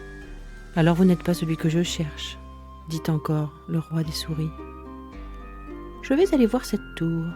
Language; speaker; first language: French; native; French